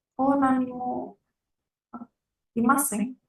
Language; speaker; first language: Japanese; non-native, learner; Indonesian